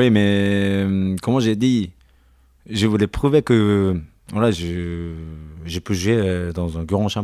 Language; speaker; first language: French; non-native, learner; Japanese